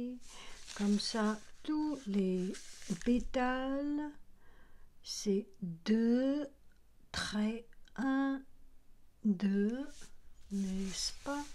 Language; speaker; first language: French; non-native, learner; Chinese